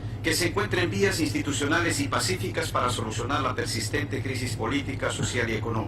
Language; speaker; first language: Spanish; native; Spanish